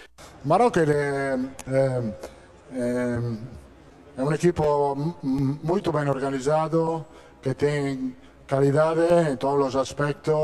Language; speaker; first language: Portuguese; non-native, learner; Italian